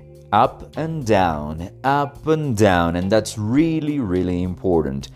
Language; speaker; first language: English; non-native, fluent; Spanish